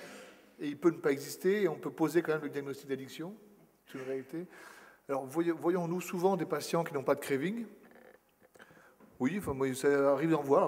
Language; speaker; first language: French; native; French